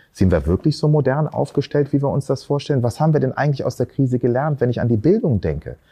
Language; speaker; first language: German; early bilingual, other home language; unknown